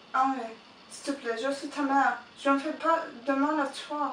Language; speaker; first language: French; non-native, learner; Turkish